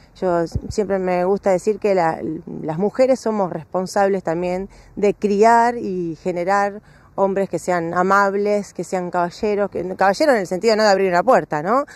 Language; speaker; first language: Spanish; native; Spanish